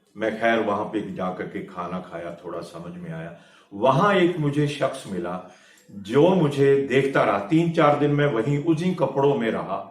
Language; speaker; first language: Hindi; native; Hindi